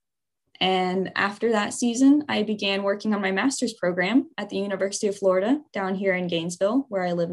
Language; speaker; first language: English; native; English